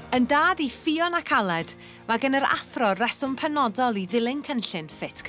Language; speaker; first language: Welsh; native; Welsh